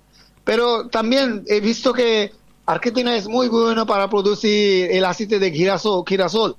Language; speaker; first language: Spanish; non-native, fluent; Bangla